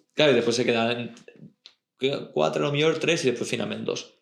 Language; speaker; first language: Spanish; non-native, local second language; Catalan